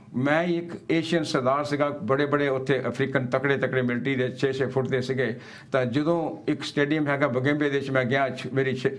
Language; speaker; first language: Punjabi; early bilingual, heritage; Punjabi